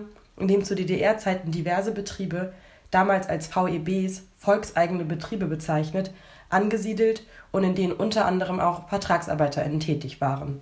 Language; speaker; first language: German; native; German